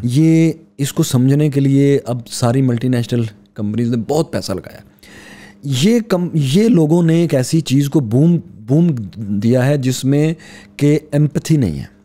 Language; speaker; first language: Urdu; non-native, local second language; Punjabi